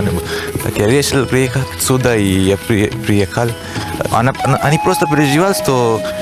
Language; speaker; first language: Russian; non-native, learner; Hindi